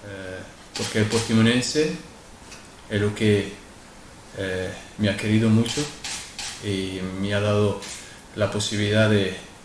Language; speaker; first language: Spanish; non-native, fluent; Arabic